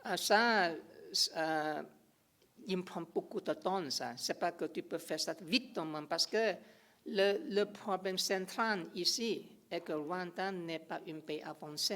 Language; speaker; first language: French; non-native, learner; English